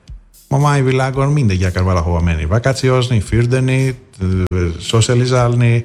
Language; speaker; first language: Hungarian; non-native, fluent; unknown